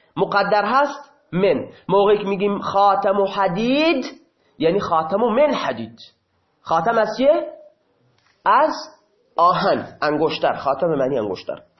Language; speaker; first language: Persian; non-native, local second language; Baluchi